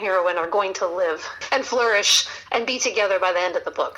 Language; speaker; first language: English; native; English